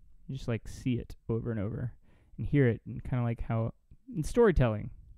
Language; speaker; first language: English; native; English